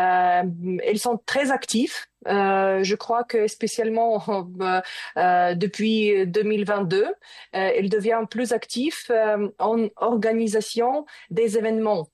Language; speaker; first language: French; non-native, learner; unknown